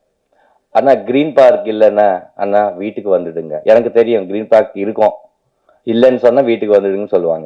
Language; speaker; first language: Tamil; non-native, learner; Telugu